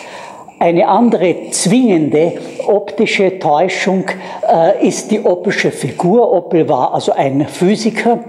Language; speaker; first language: German; native; German